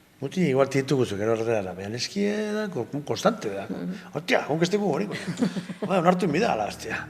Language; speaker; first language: Basque; native; Basque